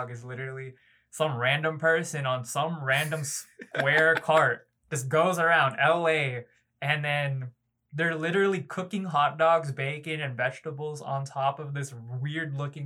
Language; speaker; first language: English; early bilingual, other home language; Cebuano